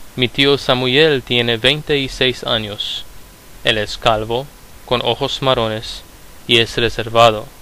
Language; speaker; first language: Spanish; non-native, fluent; Romanian